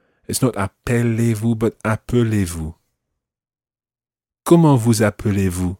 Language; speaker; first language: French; non-native, fluent; English